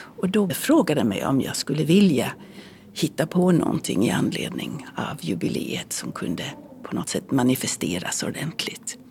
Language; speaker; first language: Swedish; early bilingual, heritage; Swedish